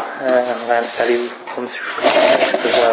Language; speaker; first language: French; non-native, fluent; English